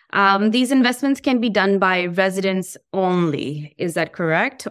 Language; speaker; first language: English; non-native, local second language; Hindi